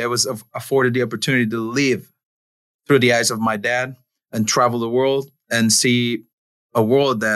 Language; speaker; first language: English; non-native, fluent; Spanish